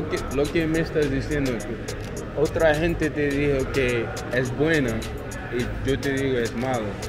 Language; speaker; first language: Spanish; non-native, learner; English